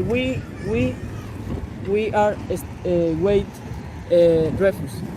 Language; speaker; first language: English; non-native, learner; Spanish